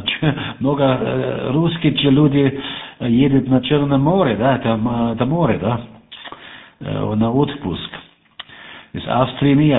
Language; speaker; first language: Russian; non-native, learner; German